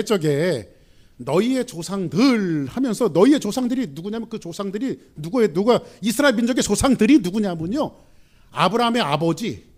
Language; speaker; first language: Korean; native; Korean